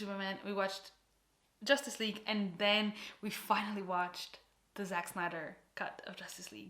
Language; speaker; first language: English; non-native, fluent; Portuguese